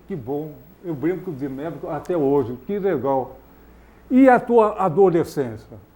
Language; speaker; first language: Portuguese; native; Portuguese